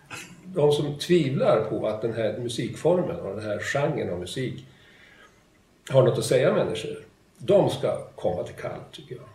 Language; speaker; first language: Swedish; native; Swedish